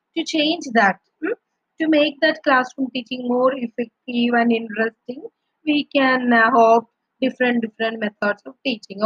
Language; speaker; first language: English; non-native, local second language; Malayalam